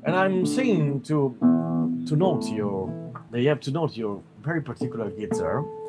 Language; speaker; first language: English; non-native, learner; Italian